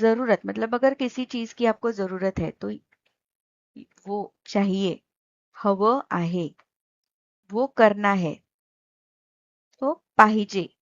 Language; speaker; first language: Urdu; non-native, local second language; Marathi